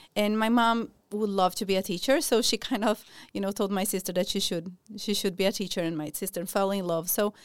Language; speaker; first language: English; non-native, fluent; Portuguese